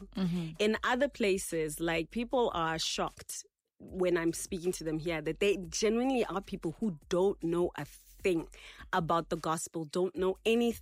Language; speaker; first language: English; non-native, local second language; Tswana